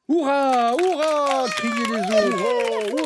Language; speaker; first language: French; native; French